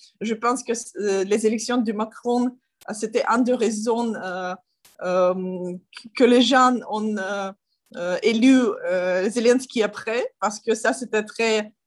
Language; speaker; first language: French; non-native, learner; Ukrainian